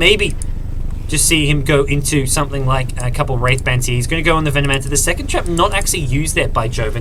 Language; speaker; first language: English; native; English